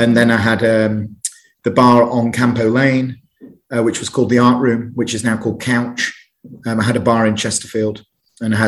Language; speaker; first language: English; native; English